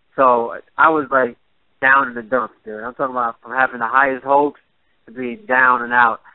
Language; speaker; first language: English; native; English